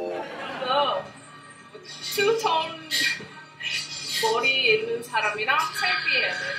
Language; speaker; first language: Korean; non-native, learner; English